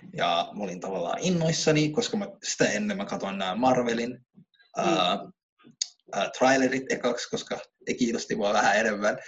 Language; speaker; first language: Finnish; early bilingual, other home language; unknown